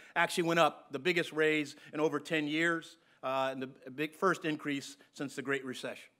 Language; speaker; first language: English; native; English